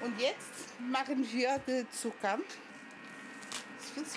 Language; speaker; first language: German; non-native, learner; Portuguese